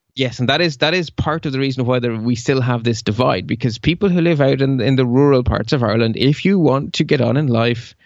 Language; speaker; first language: English; early bilingual, other home language; Dutch